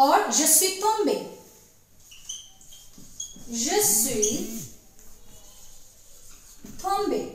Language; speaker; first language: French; non-native, fluent; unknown